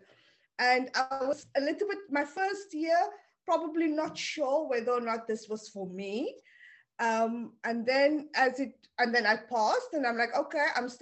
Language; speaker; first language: English; non-native, local second language; Afrikaans